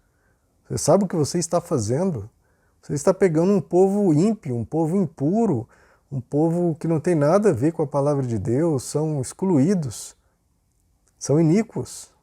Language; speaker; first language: Portuguese; native; Portuguese